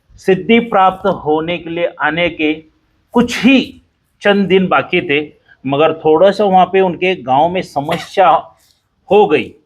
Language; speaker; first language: Hindi; non-native, local second language; Marathi